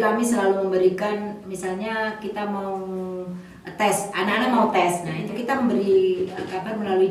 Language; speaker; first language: Indonesian; native; Indonesian